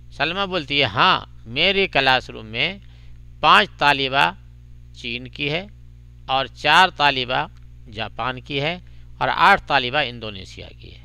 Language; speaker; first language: Urdu; native; Urdu